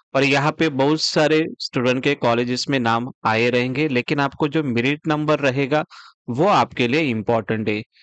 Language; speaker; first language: Hindi; non-native, local second language; Marathi